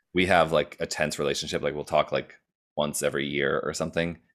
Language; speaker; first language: English; native; English